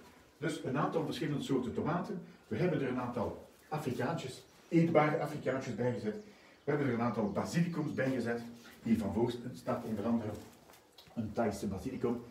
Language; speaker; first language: Dutch; native; Dutch